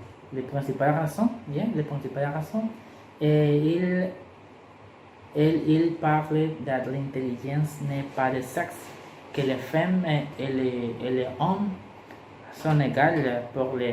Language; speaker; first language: French; non-native, learner; Spanish